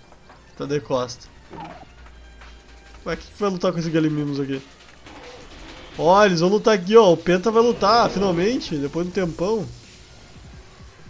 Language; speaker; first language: Portuguese; native; Portuguese